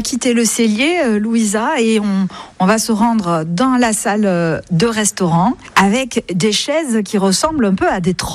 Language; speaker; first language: French; native; French